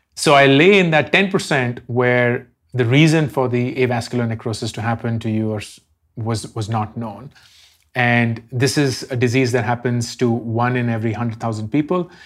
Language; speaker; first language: English; non-native, local second language; Hindi